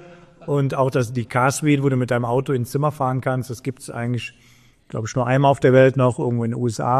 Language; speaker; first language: German; native; German